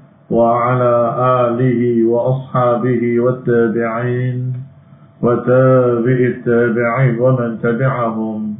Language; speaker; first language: Arabic; non-native, fluent; Indonesian